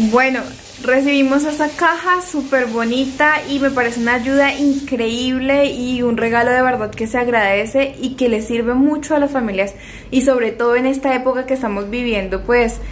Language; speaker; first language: Spanish; native; Spanish